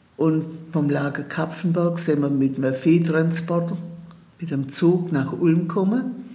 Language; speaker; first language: German; native; German